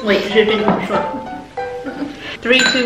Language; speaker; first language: French; non-native, fluent; Chinese